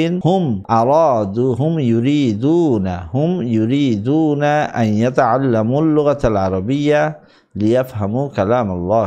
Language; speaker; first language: Arabic; non-native, fluent; Bangla